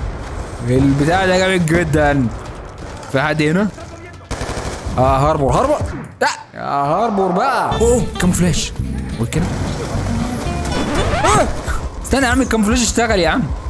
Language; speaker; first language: Arabic; native; Arabic